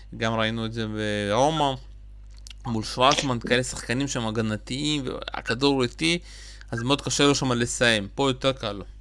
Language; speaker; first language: Hebrew; early bilingual, other home language; Russian